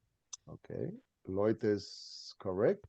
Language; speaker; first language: German; non-native, fluent; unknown